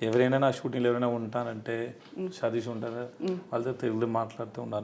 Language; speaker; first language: Telugu; non-native, learner; Tamil